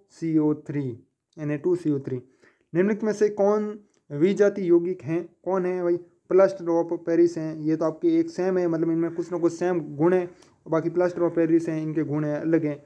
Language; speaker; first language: Hindi; native; Hindi